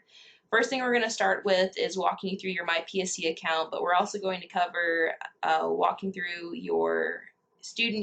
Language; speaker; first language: English; native; English